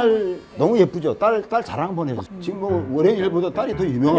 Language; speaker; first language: Korean; native; Korean